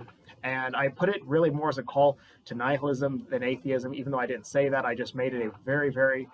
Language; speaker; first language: English; native; English